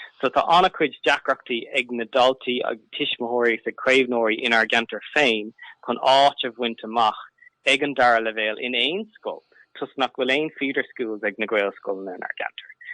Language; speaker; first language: Irish; non-native, local second language; English